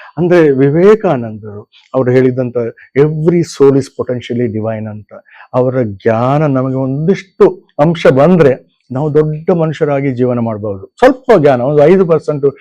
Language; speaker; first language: Kannada; non-native, local second language; Konkani